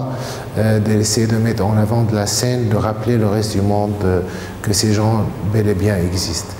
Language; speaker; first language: French; non-native, fluent; Arabic